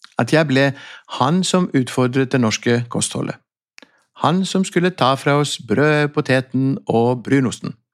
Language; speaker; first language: Norwegian; non-native, fluent; Greek